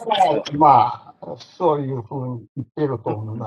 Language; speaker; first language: Japanese; non-native, fluent; Chinese